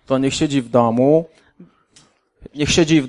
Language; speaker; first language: Polish; native; Polish